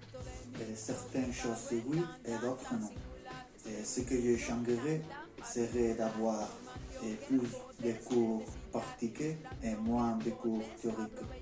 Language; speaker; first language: French; non-native, learner; Spanish